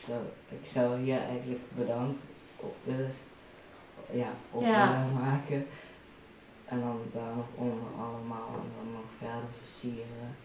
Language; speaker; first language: Dutch; early bilingual, other home language; Chinese